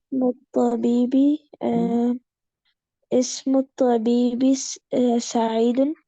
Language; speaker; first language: Arabic; non-native, learner; Urdu